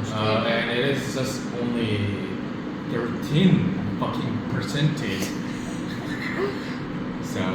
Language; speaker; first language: English; non-native, learner; Korean